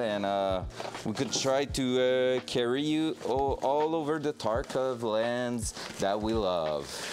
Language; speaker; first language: English; non-native, fluent; French